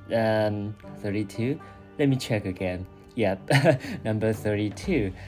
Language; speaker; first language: English; non-native, fluent; Chinese